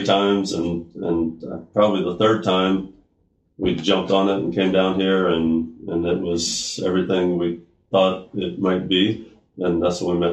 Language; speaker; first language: English; native; English